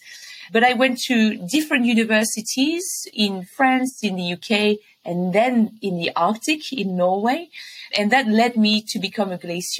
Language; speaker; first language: English; non-native, fluent; French